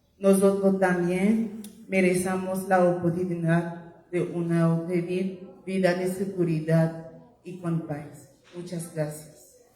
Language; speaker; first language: Spanish; non-native, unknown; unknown